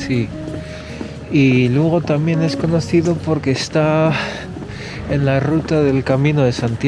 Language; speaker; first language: Spanish; non-native, fluent; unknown